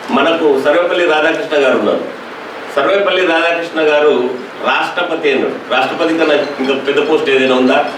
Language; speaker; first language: Telugu; native; Telugu